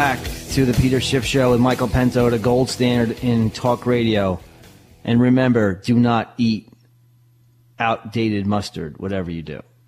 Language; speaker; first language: English; native; English